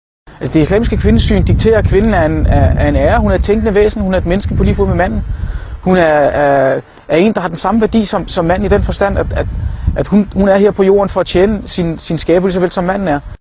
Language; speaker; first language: Danish; native; Danish